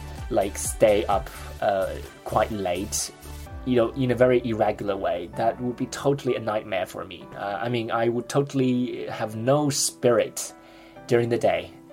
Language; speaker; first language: English; non-native, fluent; Chinese